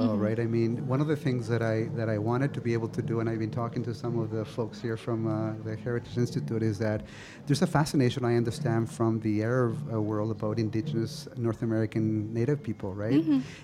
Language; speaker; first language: English; non-native, fluent; Spanish